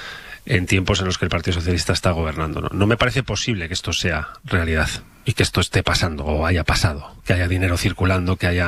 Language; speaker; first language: Spanish; native; Spanish